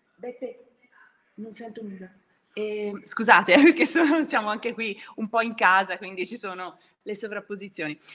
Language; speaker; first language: Italian; native; Italian